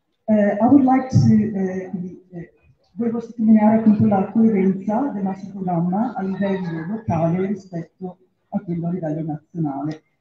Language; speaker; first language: Italian; native; Italian